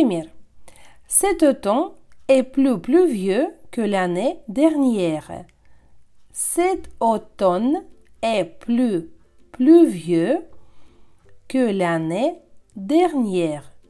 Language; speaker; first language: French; non-native, fluent; Russian